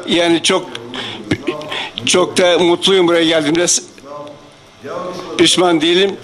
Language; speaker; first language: Turkish; non-native, fluent; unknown